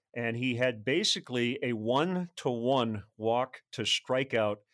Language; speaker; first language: English; native; English